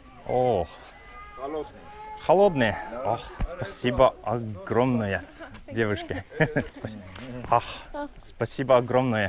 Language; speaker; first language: Russian; non-native, learner; Norwegian